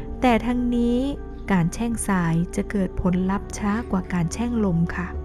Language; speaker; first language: Thai; native; Thai